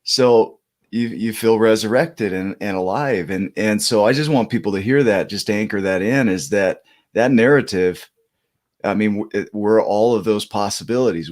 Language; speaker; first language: English; native; English